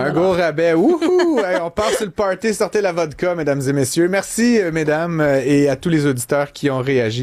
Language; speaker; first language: French; native; French